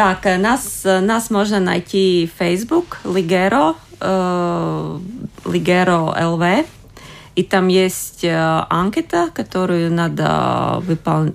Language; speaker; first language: Russian; non-native, local second language; Latvian